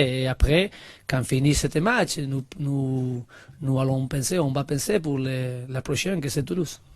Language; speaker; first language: French; non-native, learner; Spanish